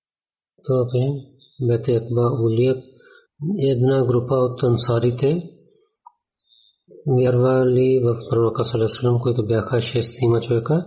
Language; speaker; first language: Bulgarian; non-native, learner; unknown